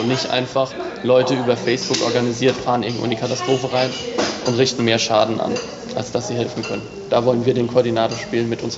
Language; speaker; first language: German; native; German